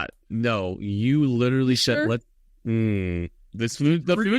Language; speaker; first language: English; native; English